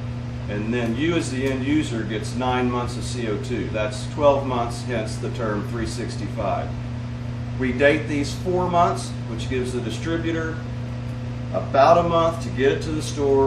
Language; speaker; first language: English; native; English